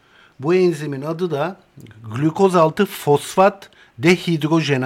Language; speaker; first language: Turkish; native; Turkish